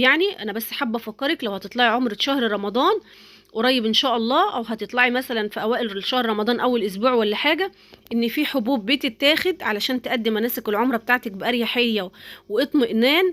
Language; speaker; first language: Arabic; native; Arabic